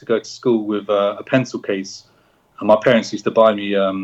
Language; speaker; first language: English; native; English